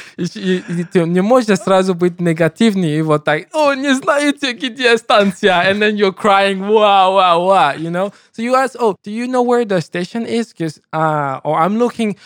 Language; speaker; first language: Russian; non-native, learner; English